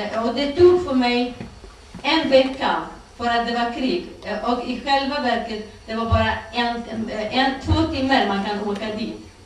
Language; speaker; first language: Swedish; non-native, fluent; Kurdish